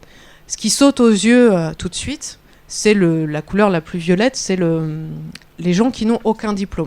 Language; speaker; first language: French; native; French